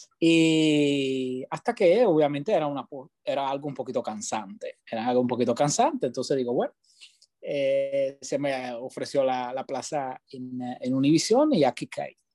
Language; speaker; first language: Spanish; non-native, fluent; Italian